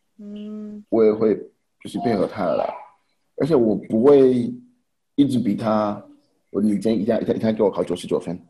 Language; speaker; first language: Chinese; non-native, fluent; Haitian Creole